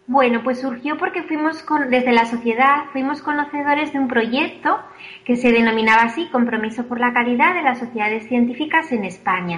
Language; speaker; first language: Spanish; native; Spanish